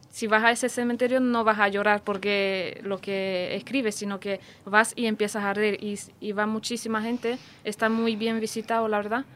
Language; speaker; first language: Spanish; non-native, fluent; Romanian